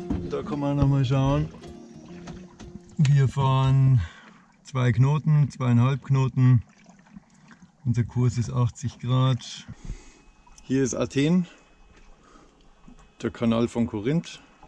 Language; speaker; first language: German; native; German